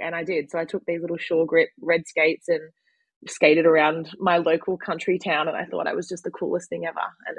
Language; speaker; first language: English; native; English